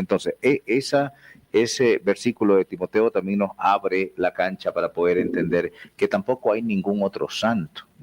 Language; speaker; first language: Spanish; native; Spanish